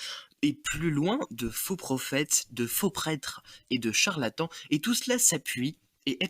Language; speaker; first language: French; native; French